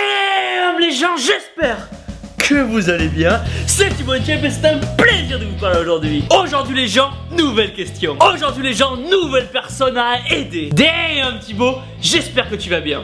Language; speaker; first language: French; native; French